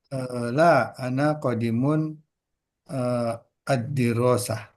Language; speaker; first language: Arabic; non-native, learner; Indonesian